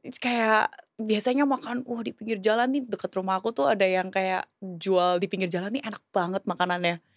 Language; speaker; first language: Indonesian; native; Indonesian